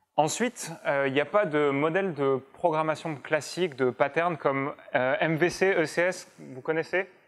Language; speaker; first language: French; native; French